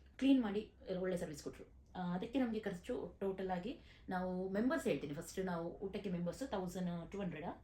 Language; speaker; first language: Kannada; non-native, local second language; Konkani